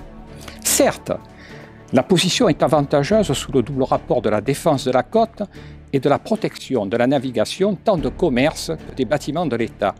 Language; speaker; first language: French; native; French